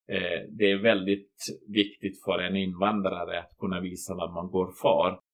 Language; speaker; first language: Swedish; non-native, fluent; Croatian